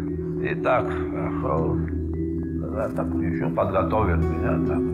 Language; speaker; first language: Russian; non-native, fluent; Georgian